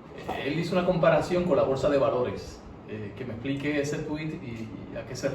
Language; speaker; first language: Spanish; native; Spanish